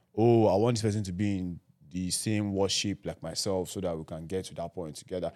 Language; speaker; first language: English; non-native, local second language; Yoruba